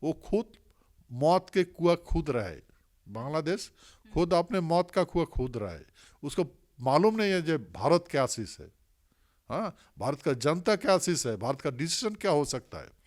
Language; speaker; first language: Hindi; non-native, local second language; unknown